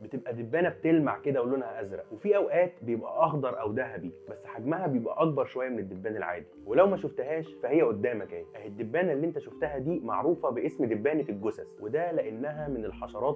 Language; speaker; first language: Arabic; native; Arabic